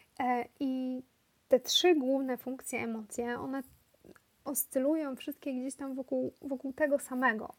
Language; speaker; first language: Polish; native; Polish